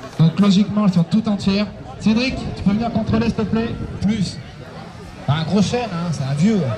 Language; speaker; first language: French; native; French